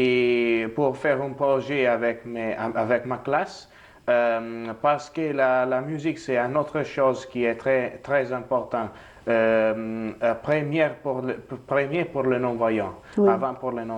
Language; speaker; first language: French; non-native, learner; Italian